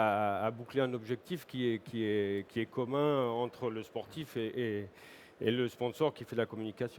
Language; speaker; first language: French; native; French